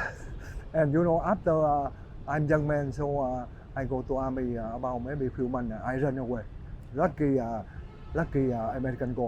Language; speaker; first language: English; non-native, learner; Vietnamese